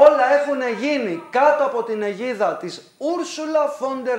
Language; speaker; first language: Greek; native; Greek